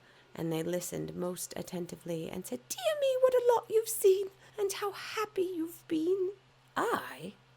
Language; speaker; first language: English; native; English